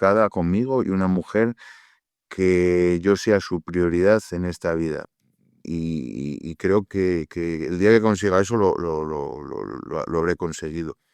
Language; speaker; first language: Spanish; native; Spanish